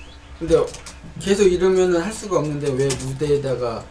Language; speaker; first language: Korean; native; Korean